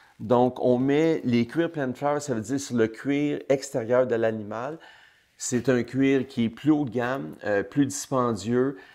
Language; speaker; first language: French; native; French